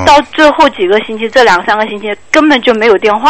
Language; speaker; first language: Chinese; native; Chinese